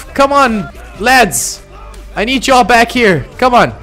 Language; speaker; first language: English; native; English